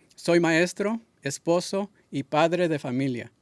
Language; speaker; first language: Spanish; early bilingual, other home language; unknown